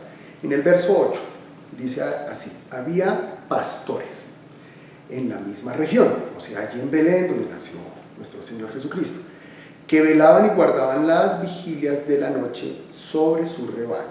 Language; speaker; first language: Spanish; native; Spanish